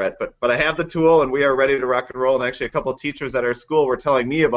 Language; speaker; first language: English; native; English